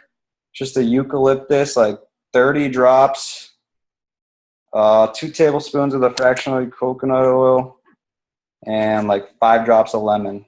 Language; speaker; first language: English; native; English